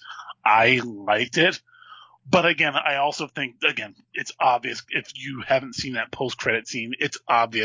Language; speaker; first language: English; native; English